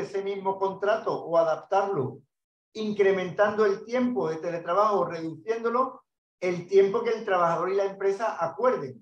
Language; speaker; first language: Spanish; native; Spanish